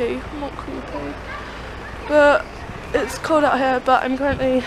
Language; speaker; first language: English; native; English